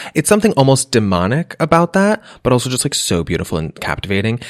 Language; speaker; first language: English; native; English